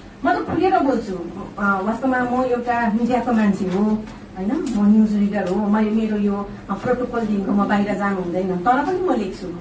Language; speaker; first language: Nepali; native; Nepali